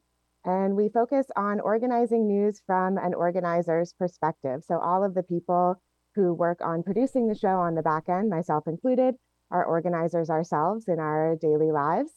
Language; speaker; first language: English; native; English